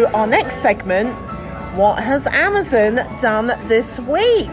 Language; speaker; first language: English; native; English